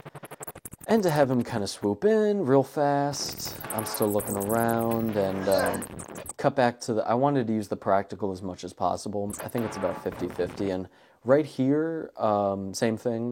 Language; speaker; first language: English; native; English